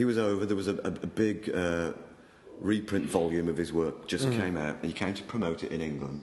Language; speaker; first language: English; native; English